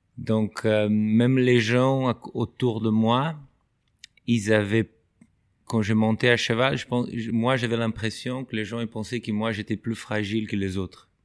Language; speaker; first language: French; non-native, fluent; Portuguese